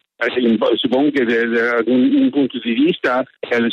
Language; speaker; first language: Spanish; early bilingual, heritage; English